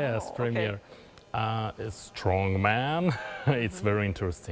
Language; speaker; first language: English; non-native, learner; Kazakh